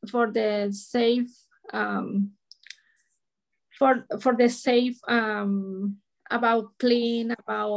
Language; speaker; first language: English; non-native, learner; Spanish